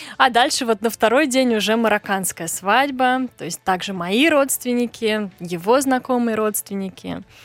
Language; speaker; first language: Russian; native; Russian